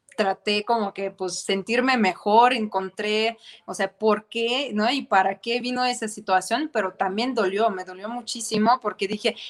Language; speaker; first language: Spanish; non-native, fluent; Ukrainian